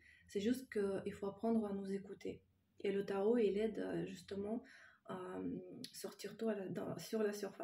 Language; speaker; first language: French; non-native, fluent; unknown